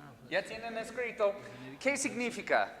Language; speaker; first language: Spanish; non-native, fluent; English